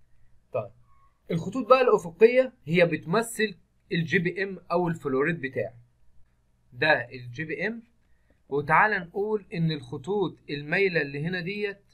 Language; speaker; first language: Arabic; native; Arabic